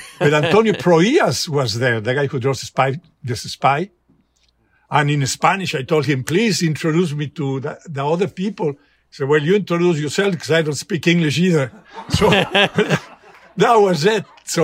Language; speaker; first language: English; non-native, fluent; Spanish